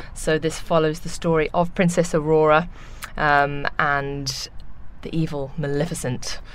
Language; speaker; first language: English; native; English